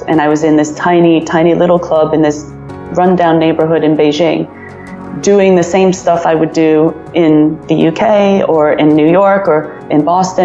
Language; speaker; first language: English; native; English